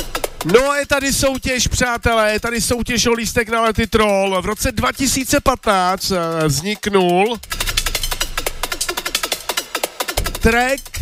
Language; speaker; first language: Czech; native; Czech